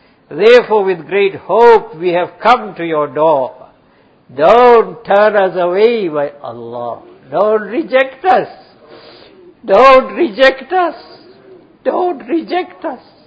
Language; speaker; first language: English; native; English